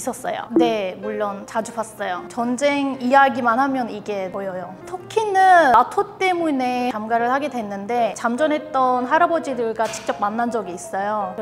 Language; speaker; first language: Korean; non-native, fluent; Turkish